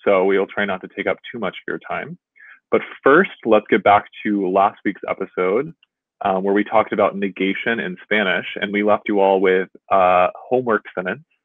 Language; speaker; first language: English; native; English